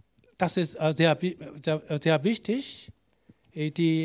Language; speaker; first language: German; non-native, learner; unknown